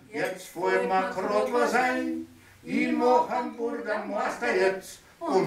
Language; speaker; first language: German; native; German